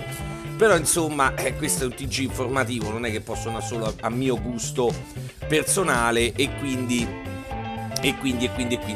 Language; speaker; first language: Italian; native; Italian